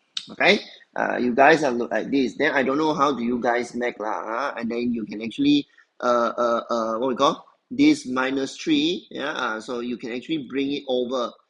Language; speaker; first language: English; non-native, local second language; Chinese